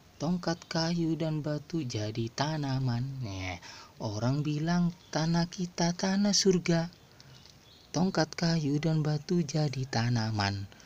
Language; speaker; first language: Indonesian; non-native, local second language; Madurese